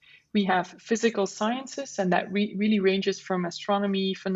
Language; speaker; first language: English; non-native, fluent; Dutch